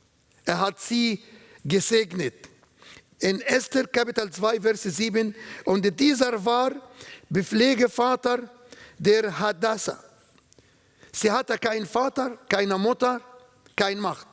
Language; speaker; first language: German; non-native, learner; Arabic